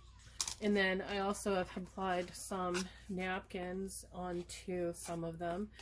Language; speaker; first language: English; native; English